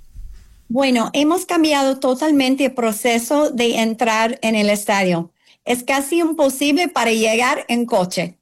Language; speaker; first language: Spanish; non-native, fluent; English